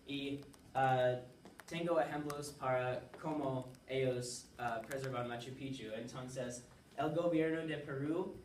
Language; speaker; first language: Spanish; non-native, learner; English